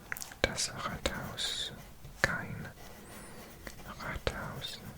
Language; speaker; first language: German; non-native, learner; Welsh